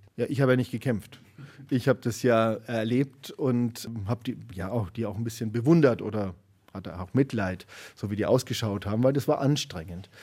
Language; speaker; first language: German; native; German